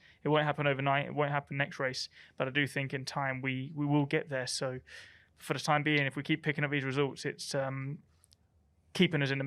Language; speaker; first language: English; native; English